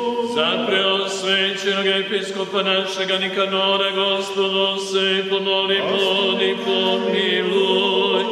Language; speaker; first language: Bosnian; native; Bosnian